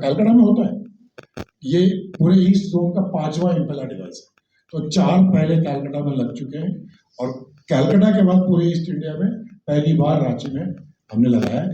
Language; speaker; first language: Hindi; native; Hindi